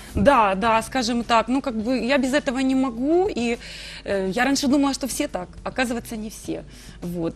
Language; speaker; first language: Russian; native; Russian